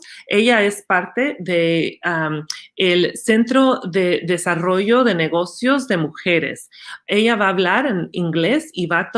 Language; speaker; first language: Spanish; early bilingual, other home language; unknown